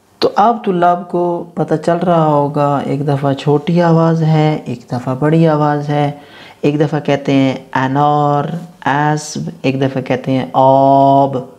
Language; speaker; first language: Urdu; non-native, local second language; Punjabi